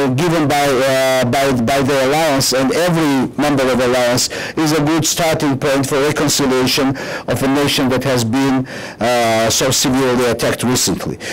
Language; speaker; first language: English; non-native, fluent; Georgian